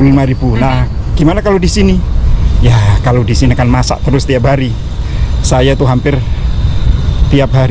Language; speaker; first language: Indonesian; native; Indonesian